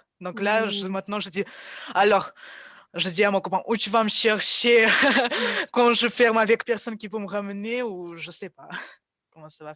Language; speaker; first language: French; non-native, fluent; Russian